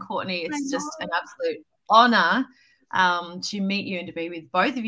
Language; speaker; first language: English; native; English